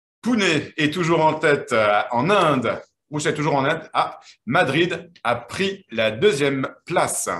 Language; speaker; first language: French; native; French